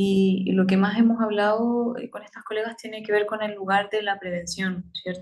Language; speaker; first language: Spanish; native; Spanish